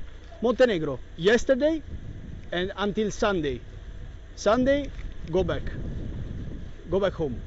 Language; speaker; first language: English; non-native, learner; Italian